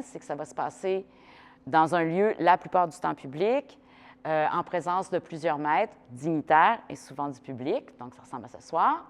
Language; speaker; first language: French; native; French